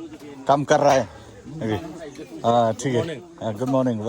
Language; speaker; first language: Hindi; non-native, local second language; Khasi